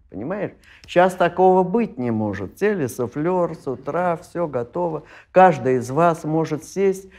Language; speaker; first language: Russian; native; Russian